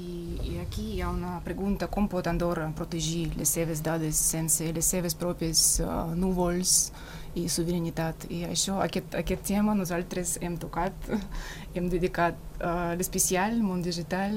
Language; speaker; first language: Catalan; non-native, fluent; Russian